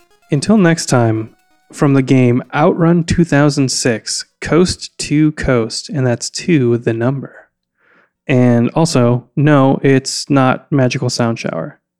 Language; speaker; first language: English; native; English